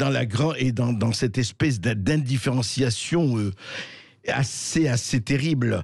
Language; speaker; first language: French; native; French